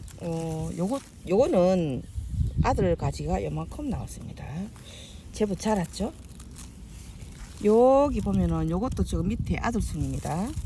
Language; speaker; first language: Korean; native; Korean